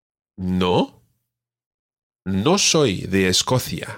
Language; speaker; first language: Spanish; non-native, fluent; English